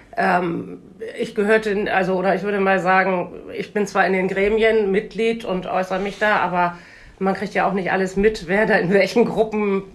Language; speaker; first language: German; native; German